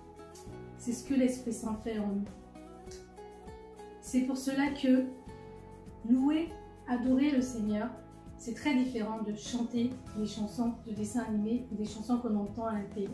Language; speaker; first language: French; native; French